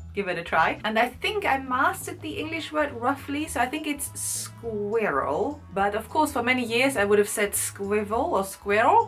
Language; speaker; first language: English; non-native, fluent; German